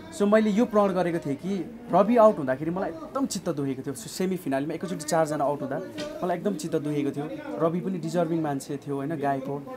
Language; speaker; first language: Nepali; native; Nepali